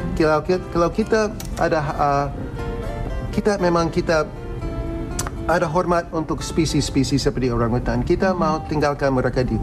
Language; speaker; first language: Indonesian; non-native, fluent; English